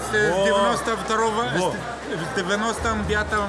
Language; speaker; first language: Russian; non-native, learner; Arabic